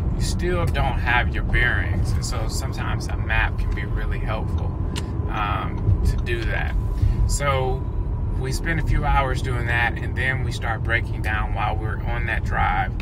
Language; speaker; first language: English; native; English